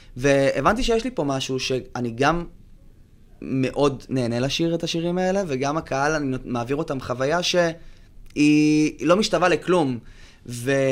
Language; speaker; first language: Hebrew; native; Hebrew